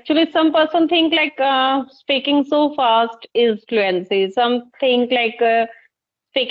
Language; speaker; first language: English; non-native, local second language; Hindi